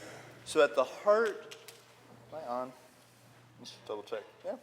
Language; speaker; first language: English; native; English